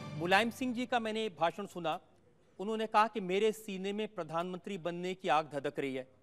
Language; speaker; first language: Hindi; native; Hindi